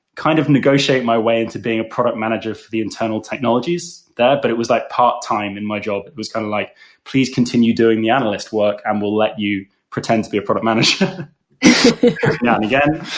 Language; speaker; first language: English; native; English